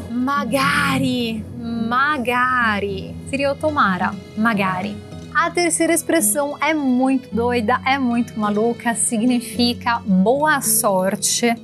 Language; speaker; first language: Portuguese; non-native, fluent; Italian